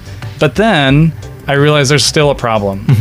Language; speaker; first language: English; native; English